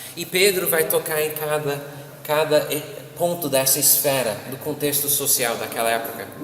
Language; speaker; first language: Portuguese; non-native, fluent; English